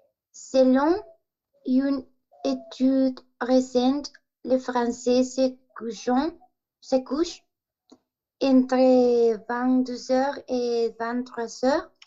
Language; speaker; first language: French; non-native, learner; Spanish